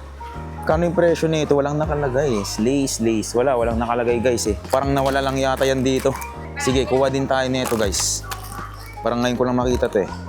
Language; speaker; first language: Filipino; native; Filipino